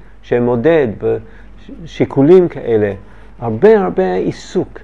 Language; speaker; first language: Hebrew; non-native, learner; English